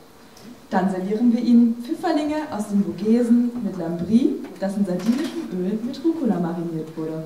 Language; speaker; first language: German; native; German